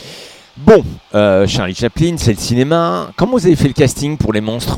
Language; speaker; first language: French; native; French